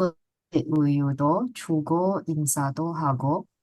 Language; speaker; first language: Korean; non-native, learner; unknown